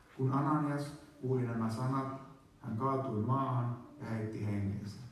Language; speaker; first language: Finnish; native; Finnish